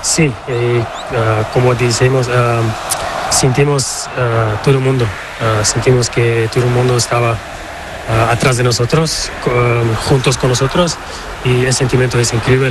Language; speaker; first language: Spanish; non-native, learner; Portuguese